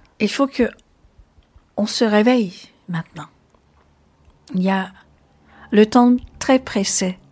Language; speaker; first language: French; non-native, fluent; Turkish